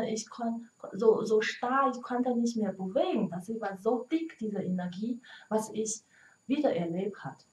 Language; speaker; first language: German; non-native, learner; Chinese